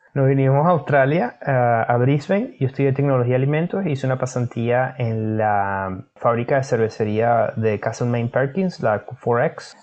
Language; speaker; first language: Spanish; native; Spanish